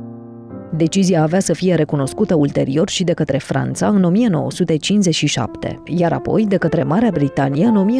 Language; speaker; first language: Romanian; native; Romanian